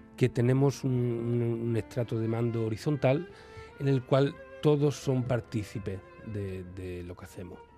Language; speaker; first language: Spanish; native; Spanish